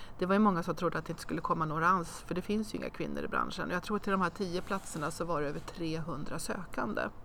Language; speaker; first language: Swedish; native; Swedish